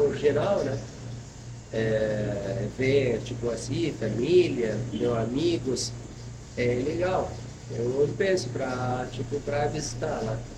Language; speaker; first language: Portuguese; non-native, fluent; Arabic